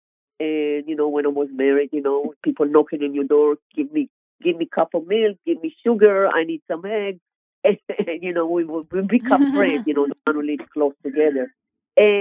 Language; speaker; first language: English; non-native, learner; Hebrew